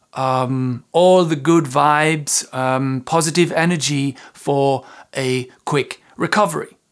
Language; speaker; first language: English; non-native, fluent; French